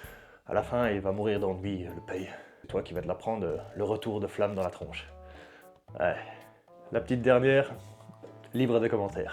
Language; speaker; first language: French; native; French